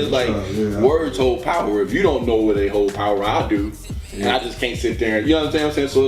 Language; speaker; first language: English; native; English